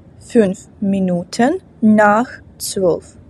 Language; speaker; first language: German; non-native, fluent; Ukrainian